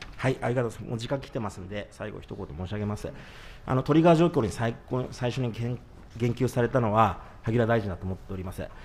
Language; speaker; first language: Japanese; native; Japanese